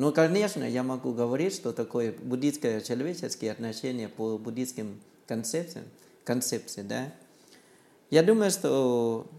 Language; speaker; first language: Russian; non-native, learner; Thai